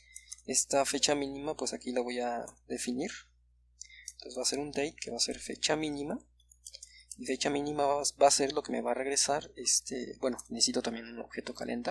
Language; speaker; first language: Spanish; native; Spanish